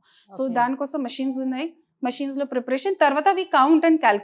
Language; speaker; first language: Telugu; non-native, fluent; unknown